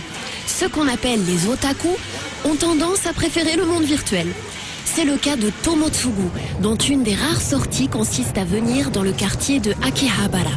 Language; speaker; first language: French; native; French